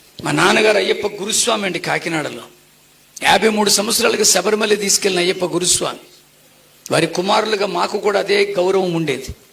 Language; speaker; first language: Telugu; non-native, local second language; Tamil